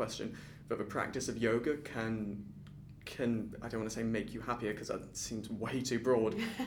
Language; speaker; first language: English; native; English